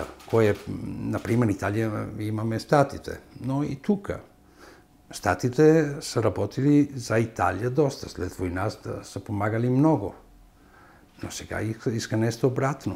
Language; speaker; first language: Bulgarian; non-native, fluent; Italian